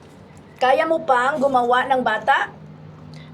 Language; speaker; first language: Filipino; non-native, local second language; Cebuano